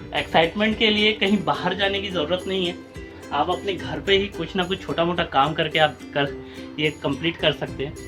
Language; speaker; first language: Hindi; non-native, local second language; Bangla